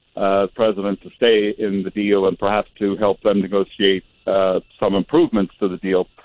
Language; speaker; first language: English; non-native, fluent; Arabic